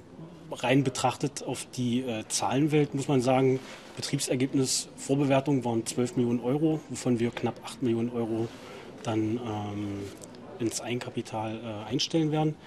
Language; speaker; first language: German; native; German